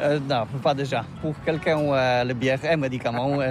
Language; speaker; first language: French; non-native, learner; Polish